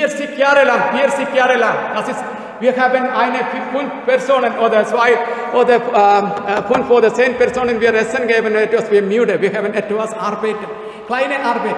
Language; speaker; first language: German; non-native, learner; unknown